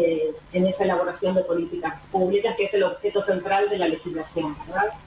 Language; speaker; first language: Spanish; native; Spanish